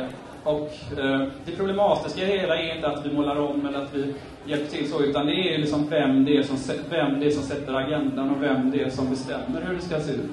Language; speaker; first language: Swedish; native; Swedish